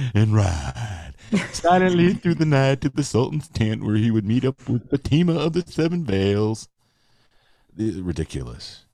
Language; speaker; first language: English; native; English